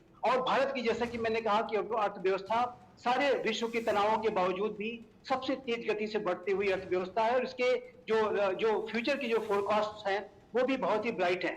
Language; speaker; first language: Hindi; native; Hindi